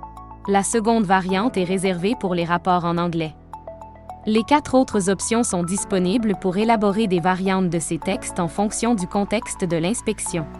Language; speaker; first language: French; native; French